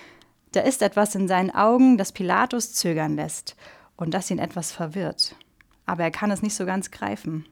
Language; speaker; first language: German; native; German